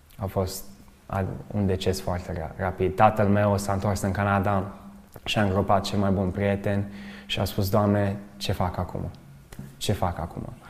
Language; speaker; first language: Romanian; early bilingual, other home language; English